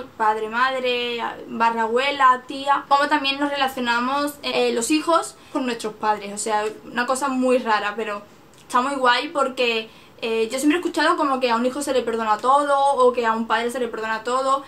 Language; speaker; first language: Spanish; native; Spanish